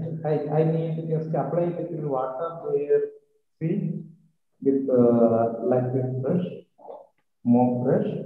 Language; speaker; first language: English; non-native, learner; Malayalam